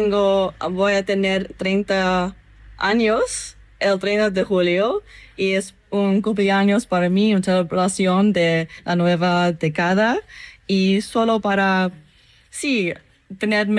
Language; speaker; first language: Spanish; non-native, fluent; English